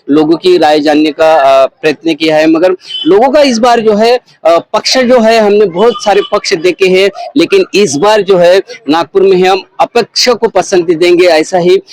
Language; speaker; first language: Hindi; non-native, local second language; Marathi